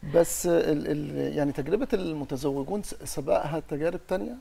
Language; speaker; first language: Arabic; native; Arabic